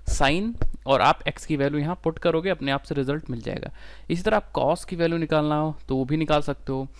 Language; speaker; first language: Hindi; native; Hindi